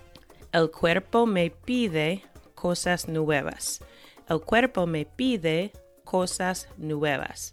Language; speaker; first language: Spanish; non-native, fluent; English